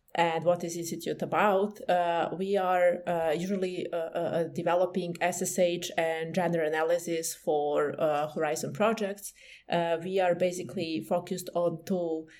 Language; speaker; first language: English; non-native, fluent; Serbian